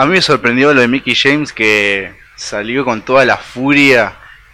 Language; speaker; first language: Spanish; native; Spanish